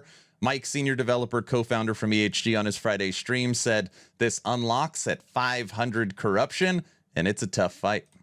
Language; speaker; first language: English; native; English